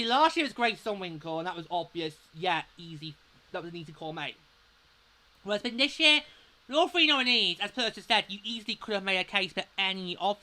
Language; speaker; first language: English; native; English